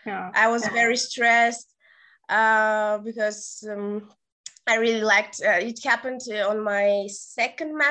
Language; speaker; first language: English; non-native, fluent; Bulgarian